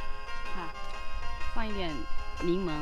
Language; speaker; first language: Chinese; non-native, fluent; Lao